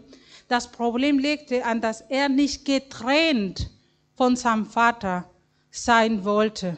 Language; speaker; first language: German; non-native, fluent; Spanish